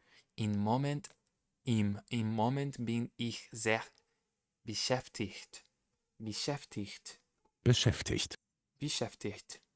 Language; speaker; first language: German; non-native, learner; Portuguese